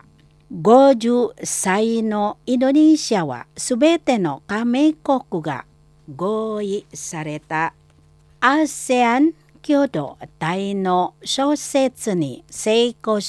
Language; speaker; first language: Japanese; non-native, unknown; Indonesian